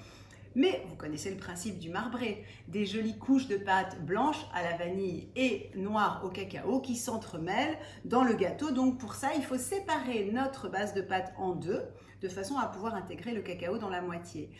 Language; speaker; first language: French; native; French